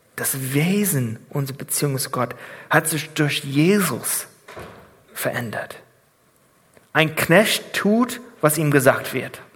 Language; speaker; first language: German; non-native, fluent; English